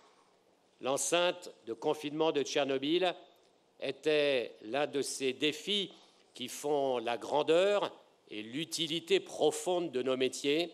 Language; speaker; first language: French; native; French